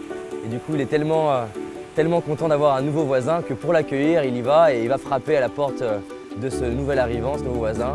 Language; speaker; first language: French; native; French